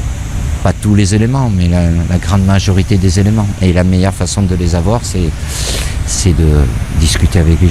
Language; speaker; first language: French; native; French